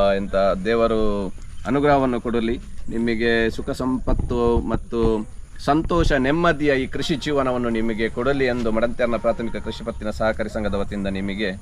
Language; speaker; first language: Kannada; native; Kannada